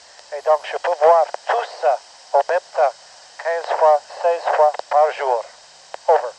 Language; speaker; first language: French; non-native, local second language; English